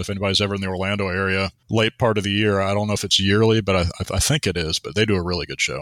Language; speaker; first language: English; native; English